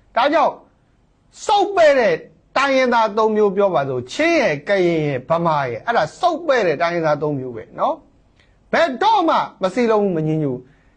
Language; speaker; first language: Burmese; non-native, local second language; Hakha Chin